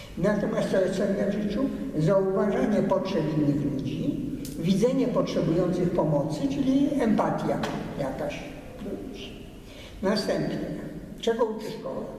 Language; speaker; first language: Polish; early bilingual, heritage; Polish